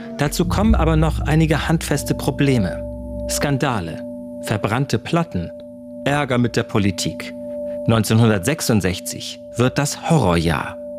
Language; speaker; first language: German; native; German